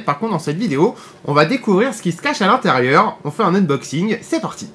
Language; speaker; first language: French; native; French